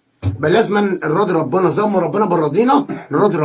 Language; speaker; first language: Arabic; native; Arabic